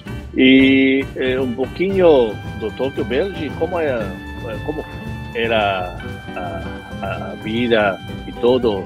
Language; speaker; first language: Portuguese; non-native, fluent; Japanese